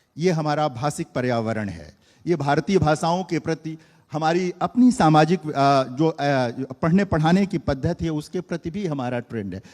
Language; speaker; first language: Hindi; native; Hindi